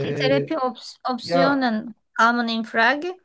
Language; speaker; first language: German; non-native, learner; Turkish